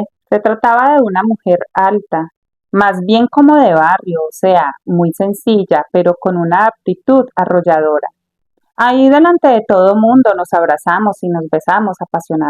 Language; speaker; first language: Spanish; native; Spanish